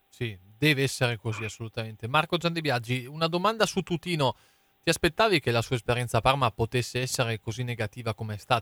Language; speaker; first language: Italian; native; Italian